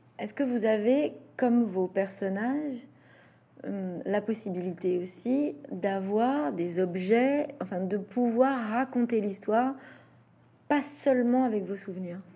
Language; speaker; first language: French; native; French